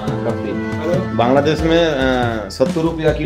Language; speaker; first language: Hindi; non-native, learner; Bangla